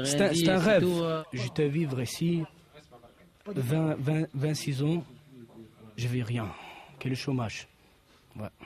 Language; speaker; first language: French; non-native, learner; Arabic